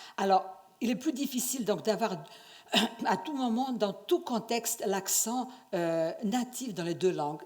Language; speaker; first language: French; non-native, fluent; Serbian